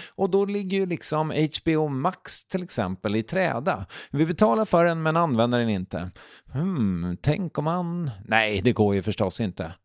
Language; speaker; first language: Swedish; native; Swedish